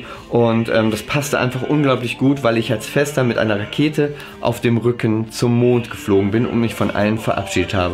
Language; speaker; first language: German; native; German